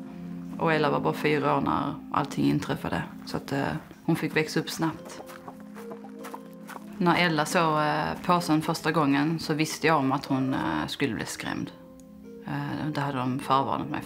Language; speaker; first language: Swedish; native; Swedish